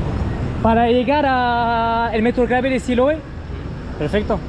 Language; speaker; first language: Spanish; non-native, learner; French